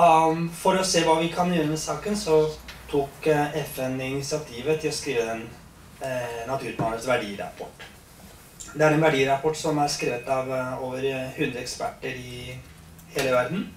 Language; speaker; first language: Norwegian; non-native, fluent; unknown